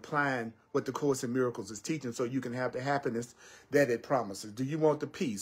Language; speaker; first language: English; native; English